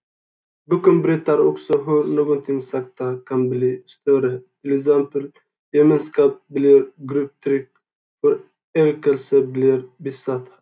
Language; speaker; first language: Swedish; non-native, learner; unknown